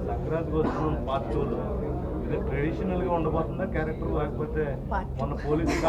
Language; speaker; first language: Telugu; native; Telugu